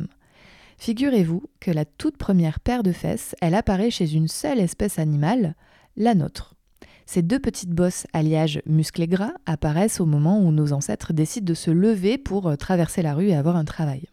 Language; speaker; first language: French; native; French